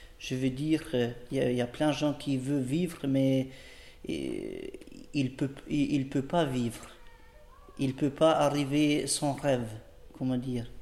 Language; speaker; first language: French; non-native, learner; Albanian